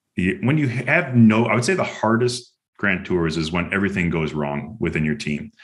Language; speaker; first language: English; native; English